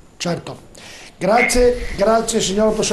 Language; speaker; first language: Italian; native; Italian